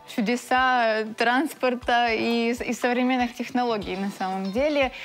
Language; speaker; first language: Russian; native; Russian